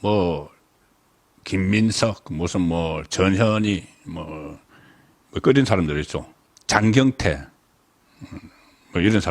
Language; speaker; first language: Korean; native; Korean